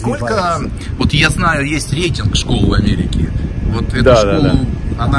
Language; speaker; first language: Russian; native; Russian